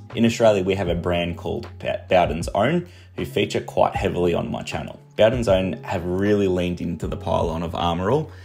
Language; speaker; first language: English; native; English